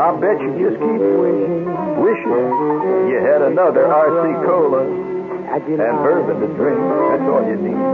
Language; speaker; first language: English; native; English